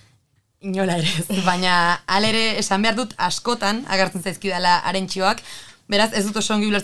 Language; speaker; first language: Basque; native; Basque